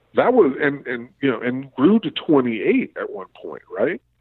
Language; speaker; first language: English; native; English